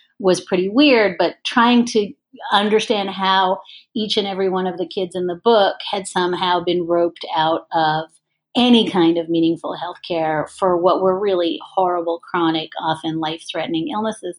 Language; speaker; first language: English; native; English